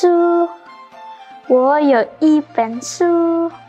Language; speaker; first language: Chinese; non-native, learner; Indonesian